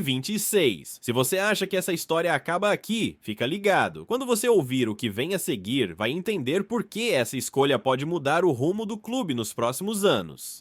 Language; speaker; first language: Portuguese; native; Portuguese